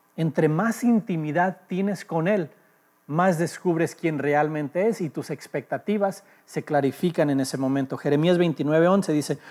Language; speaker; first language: Spanish; early bilingual, heritage; Spanish